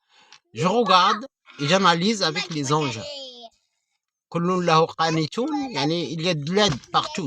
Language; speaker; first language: French; non-native, fluent; Arabic